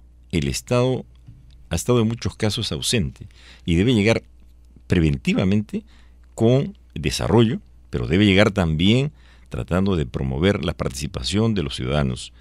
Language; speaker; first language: Spanish; native; Spanish